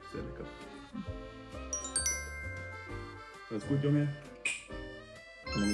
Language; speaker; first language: German; native; German